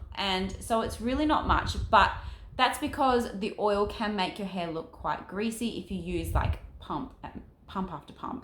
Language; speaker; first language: English; native; English